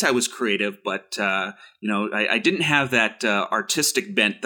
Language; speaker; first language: English; native; English